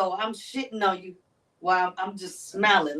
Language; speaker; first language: English; native; English